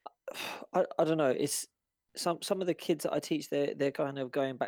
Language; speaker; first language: English; native; English